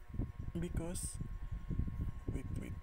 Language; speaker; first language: English; non-native, learner; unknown